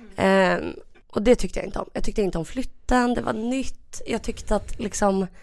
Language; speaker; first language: Swedish; early bilingual, other home language; Russian